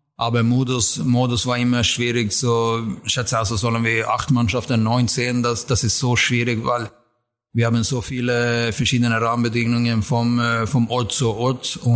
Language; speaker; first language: German; non-native, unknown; Swedish